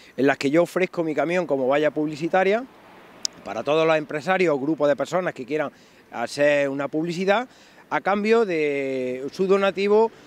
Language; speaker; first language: Spanish; native; Spanish